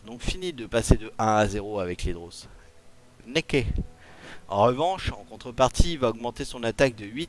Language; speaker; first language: French; native; French